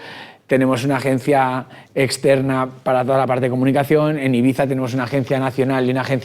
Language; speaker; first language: Spanish; native; Spanish